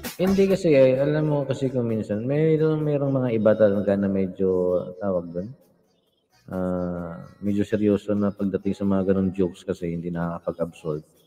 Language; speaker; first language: Filipino; non-native, local second language; Hiligaynon